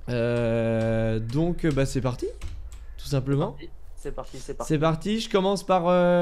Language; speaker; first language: French; native; French